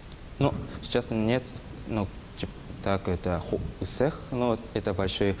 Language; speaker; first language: Russian; non-native, learner; Japanese